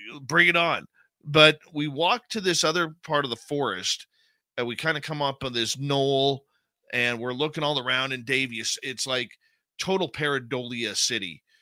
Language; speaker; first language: English; native; English